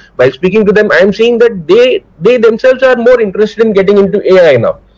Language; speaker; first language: English; non-native, local second language; Marathi